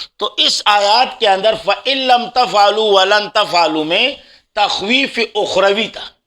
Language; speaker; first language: Urdu; non-native, local second language; Pashto